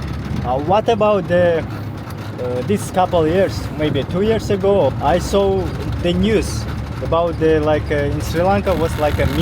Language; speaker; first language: English; non-native, learner; Kazakh